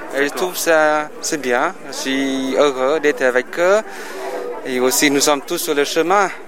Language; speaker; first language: French; non-native, fluent; Vietnamese